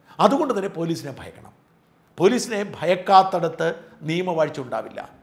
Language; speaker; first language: Malayalam; native; Malayalam